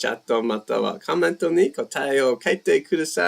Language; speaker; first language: Japanese; non-native, learner; English